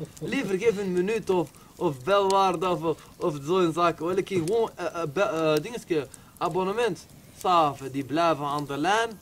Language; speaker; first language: Dutch; early bilingual, other home language; Arabic